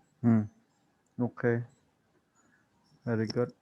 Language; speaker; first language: English; non-native, learner; Khmer